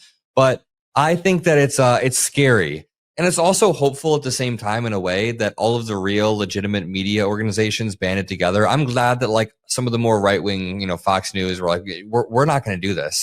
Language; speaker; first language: English; native; English